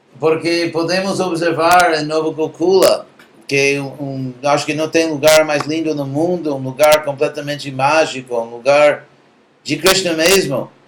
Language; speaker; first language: Portuguese; non-native, fluent; English